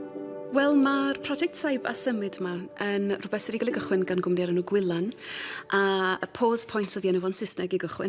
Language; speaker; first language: Welsh; native; Welsh